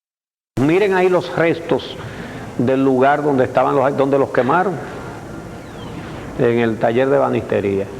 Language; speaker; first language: Spanish; native; Spanish